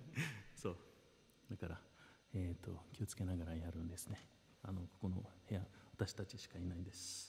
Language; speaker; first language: Japanese; non-native, fluent; Portuguese